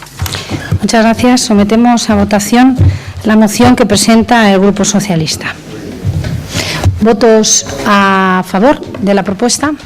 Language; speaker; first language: Spanish; native; Spanish